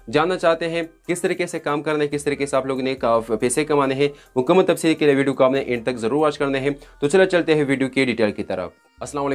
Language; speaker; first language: Urdu; non-native, local second language; Pashto